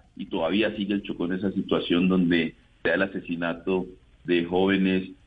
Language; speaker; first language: Spanish; native; Spanish